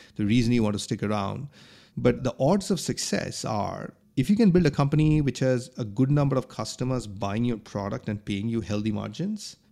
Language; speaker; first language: English; non-native, local second language; Bangla